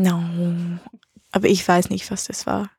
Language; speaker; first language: German; non-native, learner; English